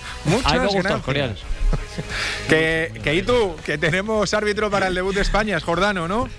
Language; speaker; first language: Spanish; native; Spanish